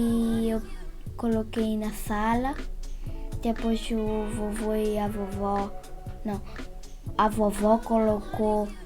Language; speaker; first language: Portuguese; early bilingual, heritage; Portuguese